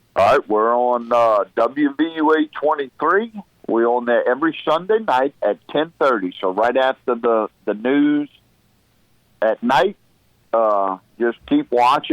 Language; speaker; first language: English; native; English